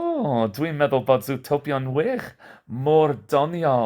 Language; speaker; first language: Welsh; non-native, learner; English